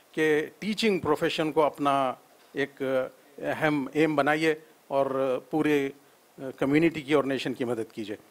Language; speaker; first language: Urdu; native; Urdu